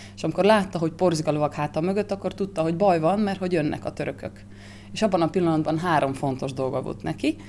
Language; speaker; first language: Hungarian; native; Hungarian